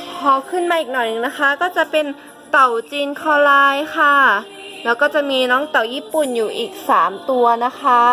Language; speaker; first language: Thai; native; Thai